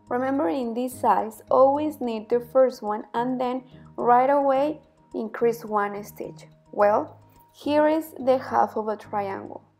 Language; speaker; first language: English; non-native, fluent; Spanish